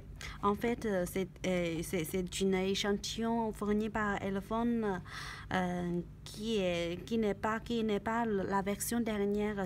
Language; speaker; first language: French; non-native, learner; Chinese